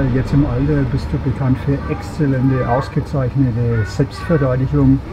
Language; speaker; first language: German; native; German